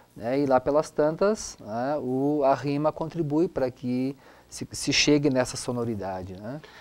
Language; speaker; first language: Portuguese; non-native, local second language; German